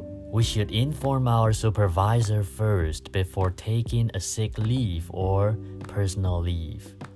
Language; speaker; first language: English; non-native, fluent; Chinese